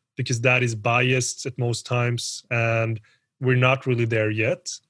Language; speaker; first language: English; early bilingual, other home language; Spanish